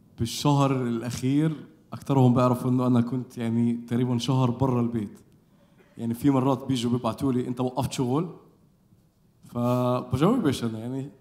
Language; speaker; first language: Arabic; native; Arabic